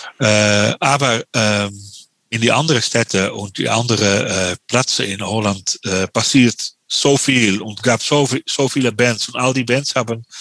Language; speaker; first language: German; non-native, learner; Dutch